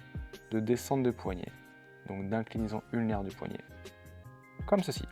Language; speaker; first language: French; native; French